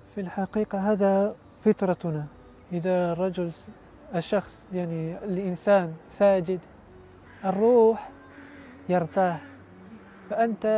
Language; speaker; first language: Arabic; non-native, learner; Italian